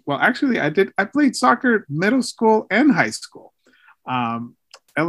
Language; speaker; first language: English; early bilingual, other home language; Spanish